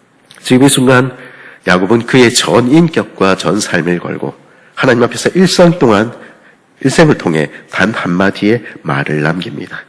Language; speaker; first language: Korean; native; Korean